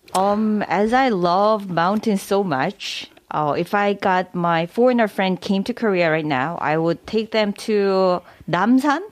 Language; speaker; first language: English; non-native, fluent; Korean